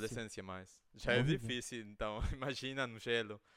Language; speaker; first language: Portuguese; non-native, fluent; Spanish